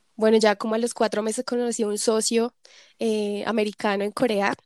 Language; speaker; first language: Spanish; native; Spanish